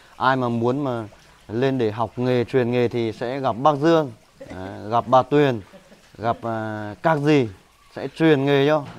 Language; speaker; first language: Vietnamese; native; Vietnamese